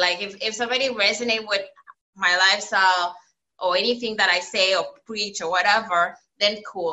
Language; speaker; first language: English; native; English